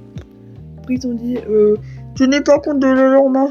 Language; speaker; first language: French; native; French